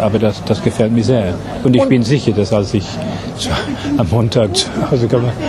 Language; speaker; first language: German; non-native, fluent; English